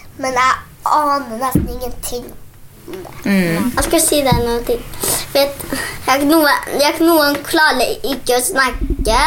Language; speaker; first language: Norwegian; early bilingual, other home language; Polish